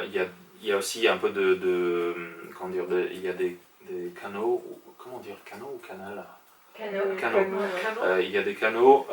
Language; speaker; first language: French; non-native, fluent; Polish